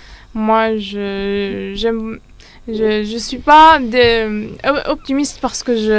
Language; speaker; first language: French; non-native, learner; Arabic